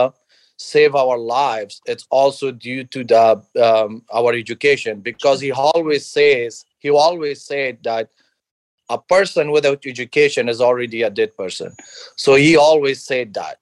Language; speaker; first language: English; non-native, fluent; Persian